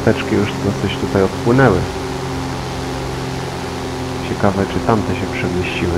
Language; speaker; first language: Polish; native; Polish